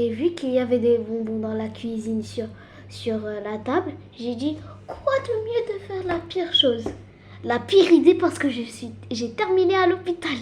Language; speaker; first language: French; early bilingual, other home language; Arabic